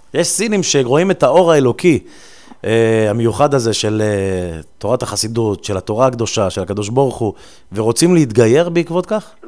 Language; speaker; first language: Hebrew; native; Hebrew